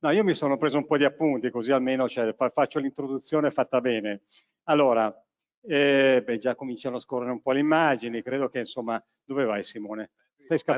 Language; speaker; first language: Italian; native; Italian